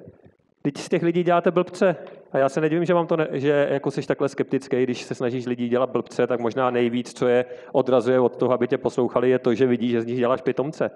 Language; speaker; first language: Czech; native; Czech